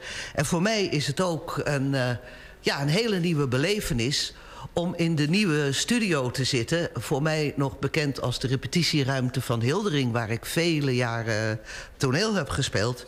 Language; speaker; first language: Dutch; native; Dutch